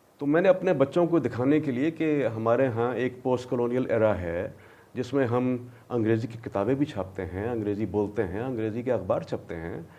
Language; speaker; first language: Urdu; non-native, local second language; Punjabi